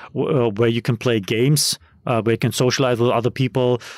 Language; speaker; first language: English; non-native, fluent; German